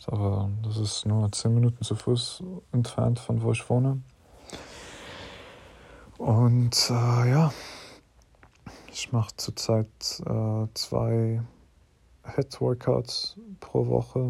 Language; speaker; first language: German; non-native, fluent; English